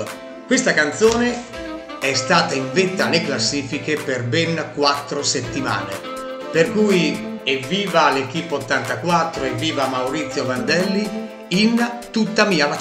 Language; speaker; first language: Italian; native; Italian